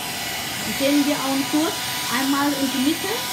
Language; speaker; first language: German; non-native, learner; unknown